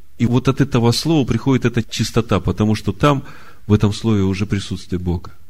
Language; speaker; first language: Russian; native; Russian